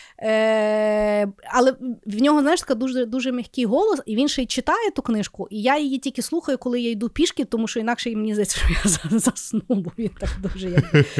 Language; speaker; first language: Ukrainian; native; Ukrainian